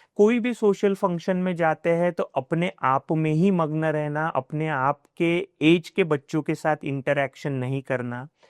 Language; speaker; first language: Hindi; non-native, local second language; Marathi